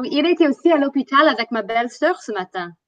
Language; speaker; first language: French; non-native, fluent; English